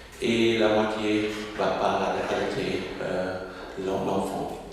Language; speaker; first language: French; non-native, local second language; German